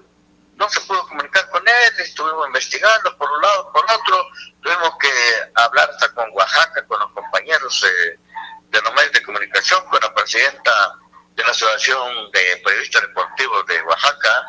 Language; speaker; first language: Spanish; native; Spanish